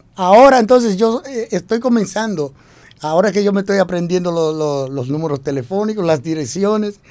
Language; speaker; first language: Spanish; native; Spanish